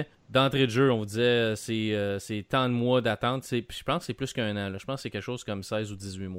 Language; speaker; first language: French; native; French